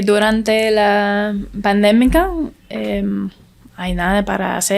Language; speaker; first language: Spanish; non-native, learner; English